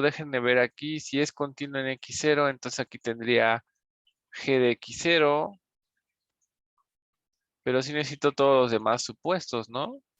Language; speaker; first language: Spanish; native; Spanish